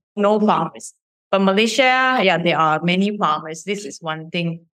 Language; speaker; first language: English; non-native, fluent; Japanese